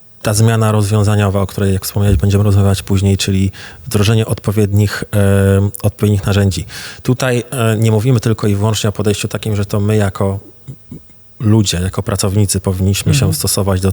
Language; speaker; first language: Polish; native; Polish